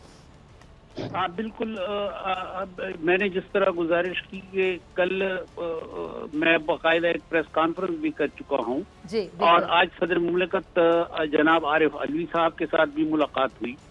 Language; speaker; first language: Urdu; native; Urdu